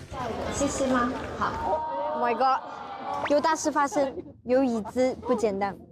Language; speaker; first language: Chinese; native; Chinese